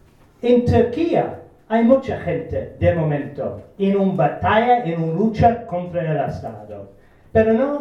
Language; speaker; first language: Spanish; non-native, learner; Turkish